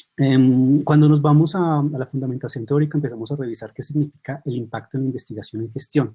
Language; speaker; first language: Spanish; native; Spanish